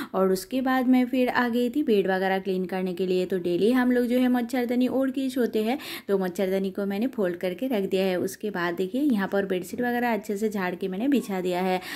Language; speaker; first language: Hindi; non-native, local second language; Bangla